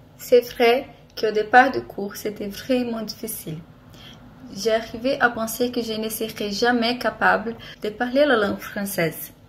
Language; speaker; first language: French; non-native, fluent; Portuguese